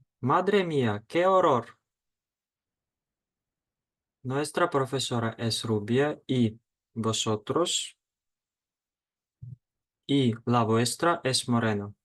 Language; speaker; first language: Spanish; non-native, fluent; Ukrainian